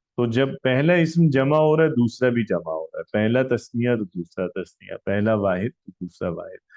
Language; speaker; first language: Urdu; native; Urdu